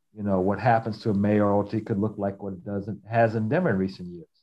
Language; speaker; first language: English; native; English